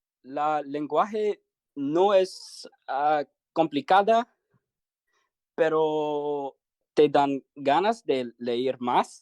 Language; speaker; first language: Spanish; non-native, learner; English